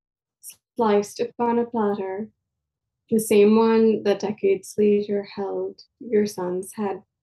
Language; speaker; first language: English; non-native, local second language; Urdu